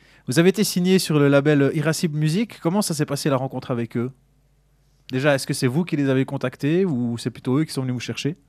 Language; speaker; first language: French; native; French